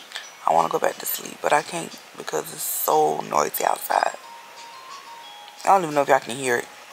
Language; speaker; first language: English; native; English